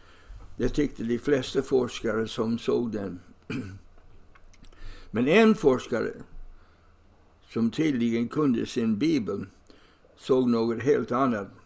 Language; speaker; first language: Swedish; non-native, fluent; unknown